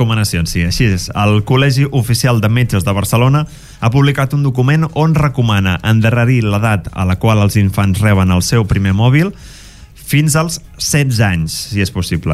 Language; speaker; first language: Catalan; native; Catalan